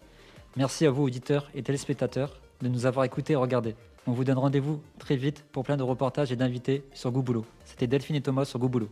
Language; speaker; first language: French; native; French